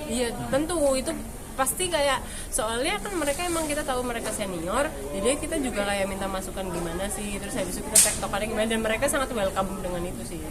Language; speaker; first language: Indonesian; non-native, local second language; Javanese